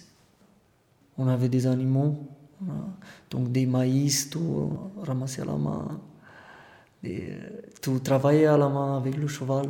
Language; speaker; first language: French; non-native, fluent; Romanian